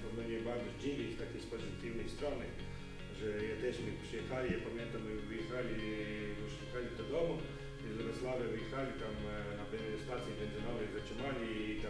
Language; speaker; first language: Polish; non-native, learner; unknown